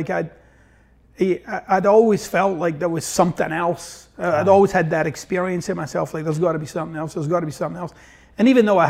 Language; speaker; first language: English; native; English